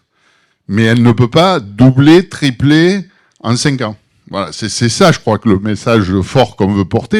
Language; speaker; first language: French; native; French